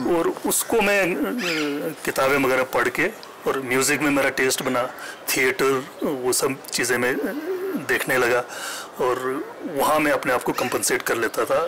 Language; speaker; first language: Hindi; non-native, local second language; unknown